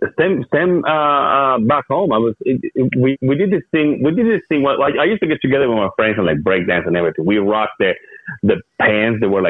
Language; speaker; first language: English; non-native, fluent; Spanish